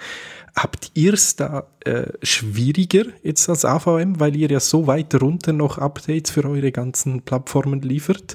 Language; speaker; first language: German; native; German